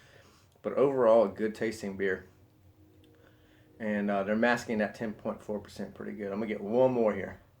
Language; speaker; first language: English; native; English